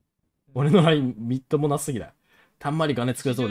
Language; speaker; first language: Japanese; native; Japanese